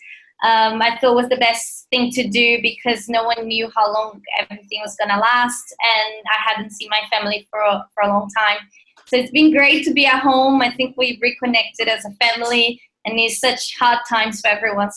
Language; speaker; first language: English; non-native, fluent; Portuguese